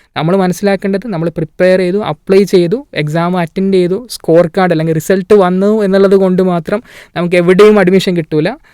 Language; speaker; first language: Malayalam; native; Malayalam